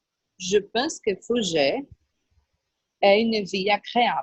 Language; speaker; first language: French; non-native, learner; Portuguese